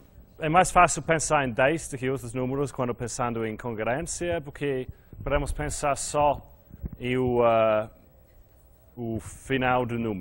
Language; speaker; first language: Portuguese; non-native, fluent; English